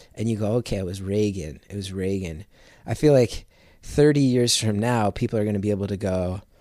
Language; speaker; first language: English; native; English